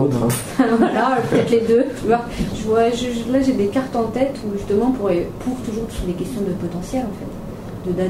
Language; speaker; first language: French; native; French